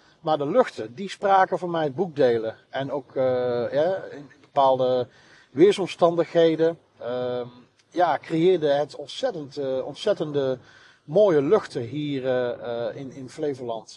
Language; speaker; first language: Dutch; native; Dutch